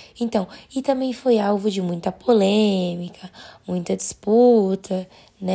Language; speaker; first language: Portuguese; native; Portuguese